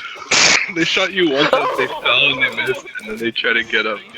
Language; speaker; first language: English; native; English